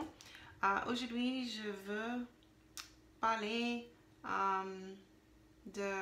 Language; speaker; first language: French; non-native, learner; English